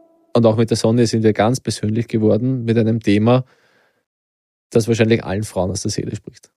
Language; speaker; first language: German; native; German